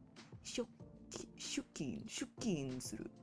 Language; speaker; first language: Japanese; non-native, learner; English